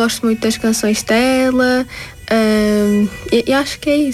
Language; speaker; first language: Portuguese; early bilingual, other home language; Tajik